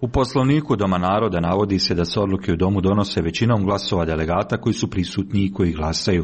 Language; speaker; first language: Serbian; native; Serbian